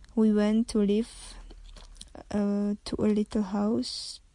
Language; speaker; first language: English; non-native, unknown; Czech